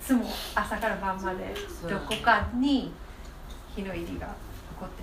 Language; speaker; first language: Japanese; non-native, fluent; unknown